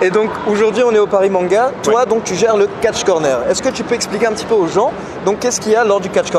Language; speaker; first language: French; native; French